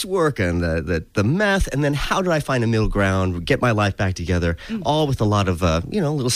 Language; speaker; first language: English; native; English